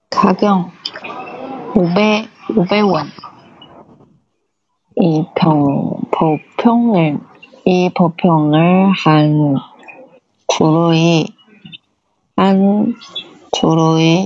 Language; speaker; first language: Korean; non-native, learner; Chinese